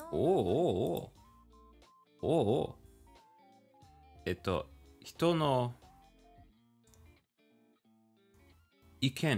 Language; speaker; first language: Japanese; non-native, learner; English